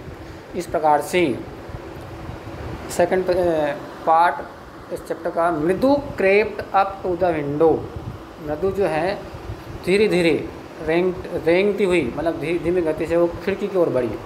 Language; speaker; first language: Hindi; native; Hindi